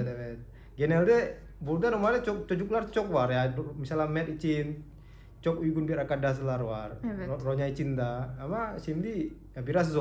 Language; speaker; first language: Turkish; non-native, learner; Indonesian